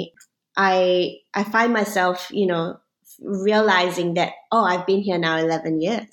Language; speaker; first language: English; native; English